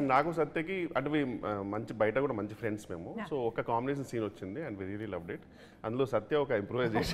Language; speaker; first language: Telugu; native; Telugu